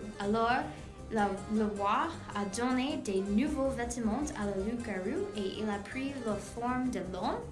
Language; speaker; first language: French; non-native, learner; English